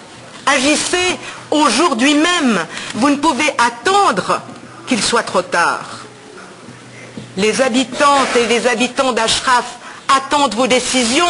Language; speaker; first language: French; native; French